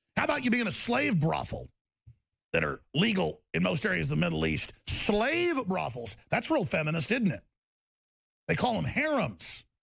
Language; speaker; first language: English; native; English